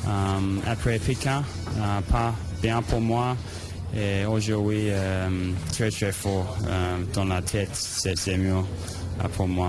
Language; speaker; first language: French; non-native, learner; English